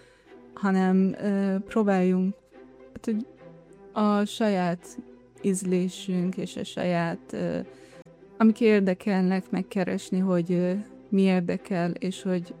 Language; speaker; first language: Hungarian; early bilingual, heritage; Hungarian